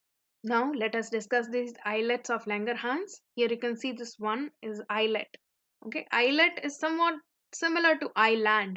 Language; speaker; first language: English; non-native, local second language; Hindi